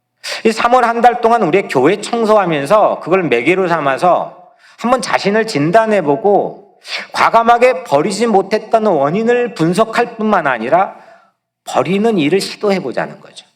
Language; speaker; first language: Korean; native; Korean